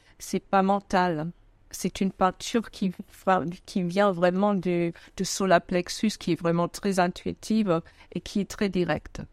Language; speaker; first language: French; non-native, fluent; German